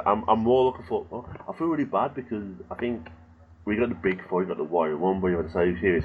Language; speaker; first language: English; native; English